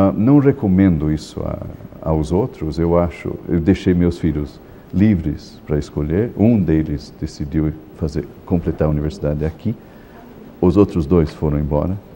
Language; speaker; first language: Portuguese; non-native, fluent; Italian